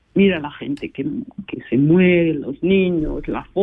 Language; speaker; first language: Spanish; non-native, fluent; Portuguese